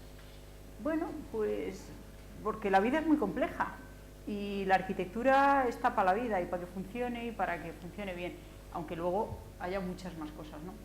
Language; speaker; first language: Spanish; native; Spanish